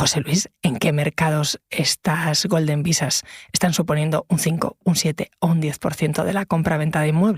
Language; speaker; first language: Spanish; native; Spanish